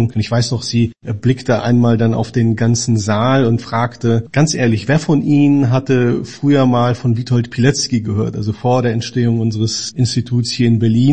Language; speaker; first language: German; native; German